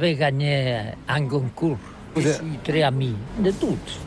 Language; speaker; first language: French; non-native, learner; Catalan